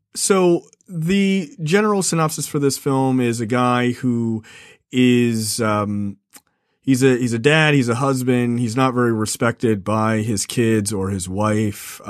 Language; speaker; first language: English; native; English